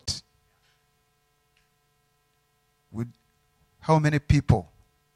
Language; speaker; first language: English; non-native, local second language; Ganda